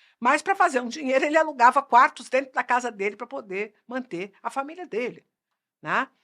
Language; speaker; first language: Portuguese; native; Portuguese